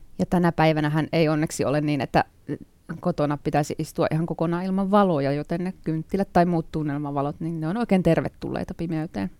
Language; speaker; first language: Finnish; native; Finnish